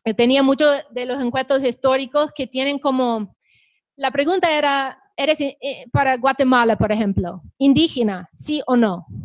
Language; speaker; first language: Spanish; non-native, fluent; English